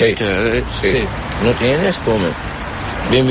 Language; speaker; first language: Spanish; non-native, learner; Arabic